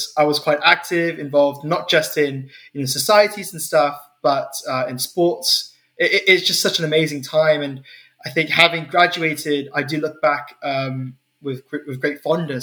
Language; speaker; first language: English; non-native, local second language; Cantonese